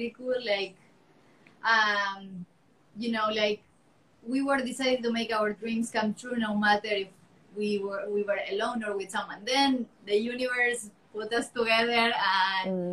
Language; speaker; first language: English; native; English